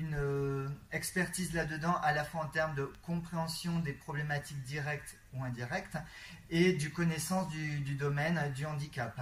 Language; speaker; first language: French; native; French